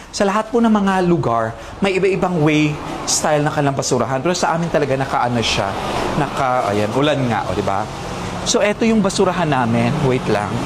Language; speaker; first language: Filipino; native; Filipino